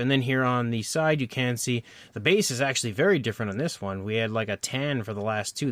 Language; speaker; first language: English; native; English